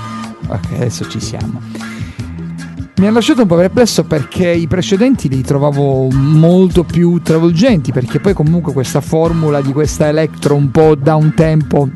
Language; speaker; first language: Italian; native; Italian